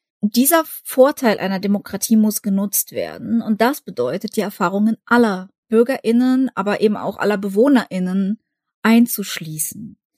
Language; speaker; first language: German; early bilingual, other home language; Russian